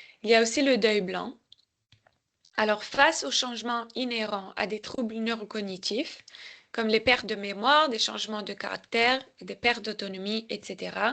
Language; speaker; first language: French; native; French